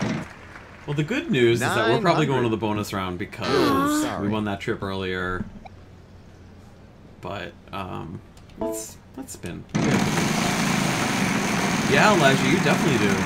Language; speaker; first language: English; native; English